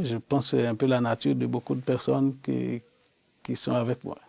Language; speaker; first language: French; non-native, local second language; Haitian Creole